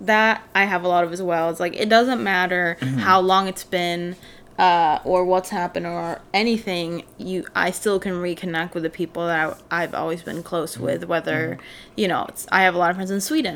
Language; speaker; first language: English; non-native, fluent; Swedish